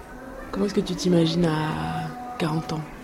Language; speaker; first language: French; native; French